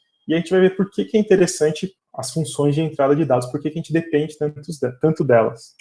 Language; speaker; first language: Portuguese; native; Portuguese